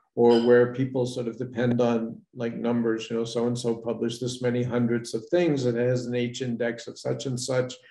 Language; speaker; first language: English; native; English